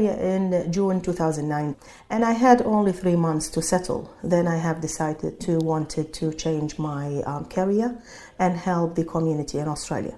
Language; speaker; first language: English; non-native, fluent; Arabic